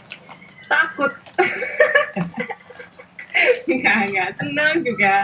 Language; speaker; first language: Indonesian; non-native, local second language; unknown